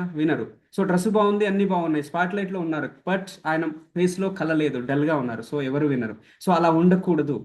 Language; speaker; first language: Telugu; native; Telugu